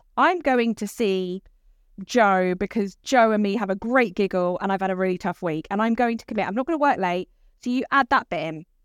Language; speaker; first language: English; native; English